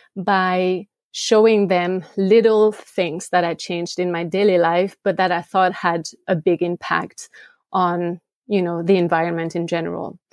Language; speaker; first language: English; non-native, fluent; French